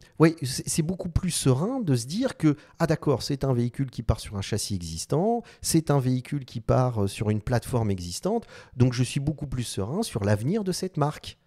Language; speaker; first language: French; non-native, local second language; Arabic